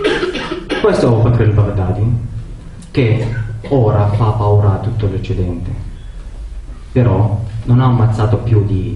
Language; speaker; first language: Italian; non-native, learner; Arabic